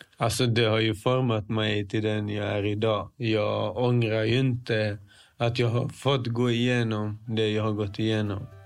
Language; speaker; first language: Swedish; native; Swedish